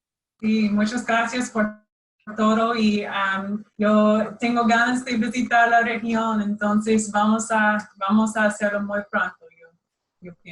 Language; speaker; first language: Spanish; non-native, fluent; English